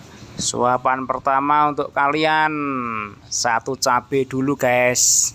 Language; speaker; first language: Indonesian; non-native, local second language; Javanese